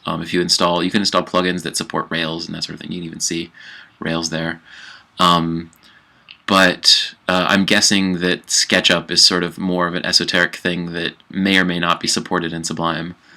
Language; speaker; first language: English; native; English